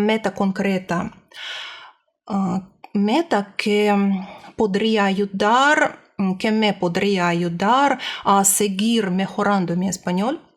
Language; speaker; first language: Spanish; non-native, learner; Russian